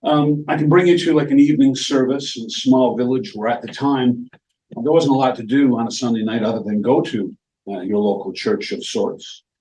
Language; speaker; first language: English; native; English